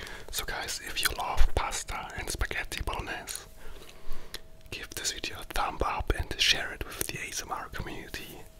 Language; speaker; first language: English; non-native, fluent; German